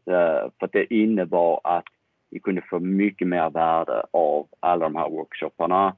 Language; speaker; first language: Swedish; native; Swedish